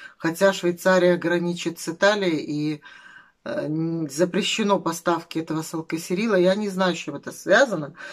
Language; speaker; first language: Russian; native; Russian